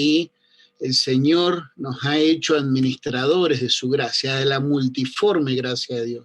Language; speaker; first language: Spanish; native; Spanish